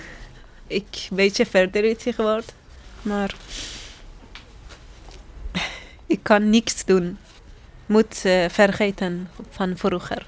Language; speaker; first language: Dutch; non-native, learner; Persian